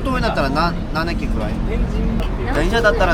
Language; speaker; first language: Japanese; non-native, learner; Korean